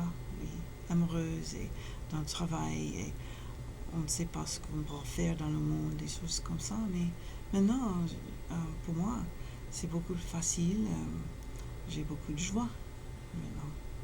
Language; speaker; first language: French; non-native, fluent; English